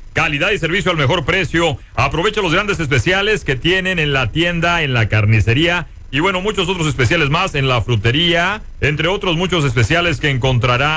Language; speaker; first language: Spanish; native; Spanish